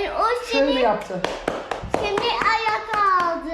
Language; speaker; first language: Turkish; early bilingual, heritage; Turkish